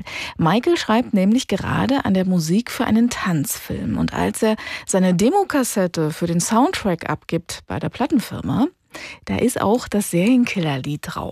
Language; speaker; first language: German; native; German